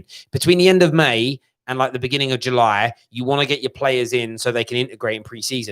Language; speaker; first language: English; native; English